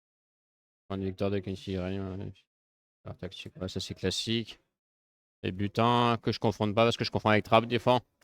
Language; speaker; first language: French; native; French